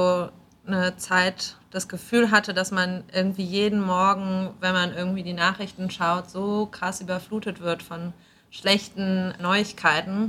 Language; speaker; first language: German; native; German